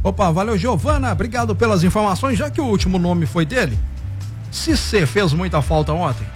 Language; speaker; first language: Portuguese; native; Portuguese